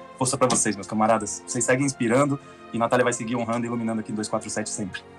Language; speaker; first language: Portuguese; native; Portuguese